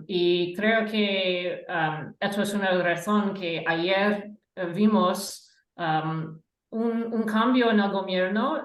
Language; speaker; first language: Spanish; non-native, fluent; English